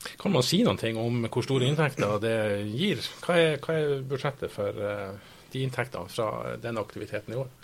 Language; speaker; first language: Norwegian; native; Norwegian